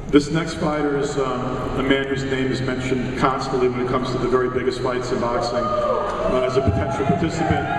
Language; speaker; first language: English; native; English